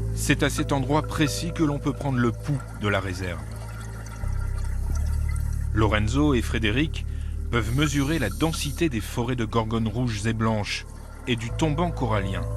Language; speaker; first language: French; native; French